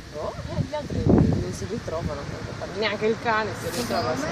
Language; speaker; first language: Italian; native; Italian